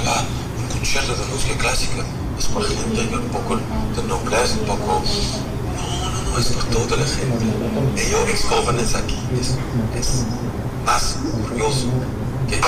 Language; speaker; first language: Spanish; non-native, learner; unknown